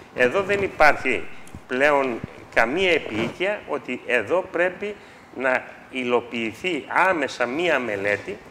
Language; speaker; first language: Greek; native; Greek